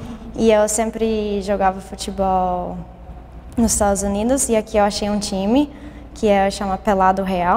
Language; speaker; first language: Portuguese; early bilingual, heritage; English